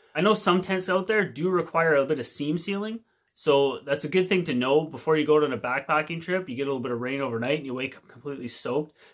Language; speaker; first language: English; native; English